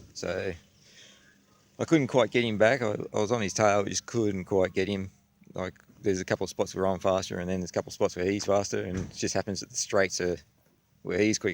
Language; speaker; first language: English; native; English